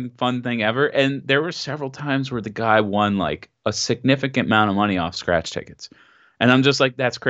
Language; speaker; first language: English; native; English